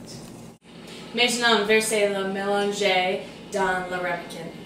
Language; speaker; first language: French; non-native, learner; English